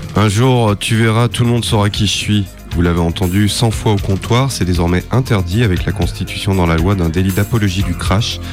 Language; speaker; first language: French; native; French